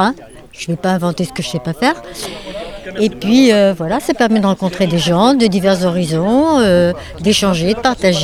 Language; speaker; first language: French; native; French